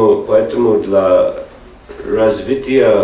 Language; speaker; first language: Russian; non-native, learner; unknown